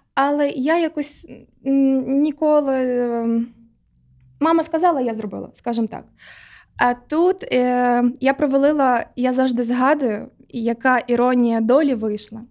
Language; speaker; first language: Ukrainian; non-native, local second language; Russian